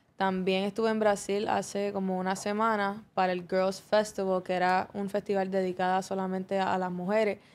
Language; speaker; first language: Spanish; early bilingual, heritage; Spanish